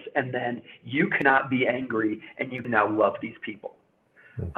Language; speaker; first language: English; native; English